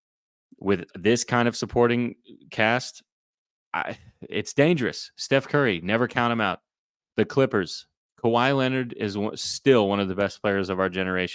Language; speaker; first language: English; native; English